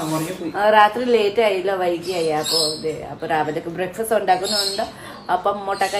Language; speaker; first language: Malayalam; non-native, learner; Nepali